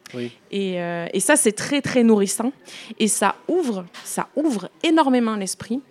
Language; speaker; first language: French; native; French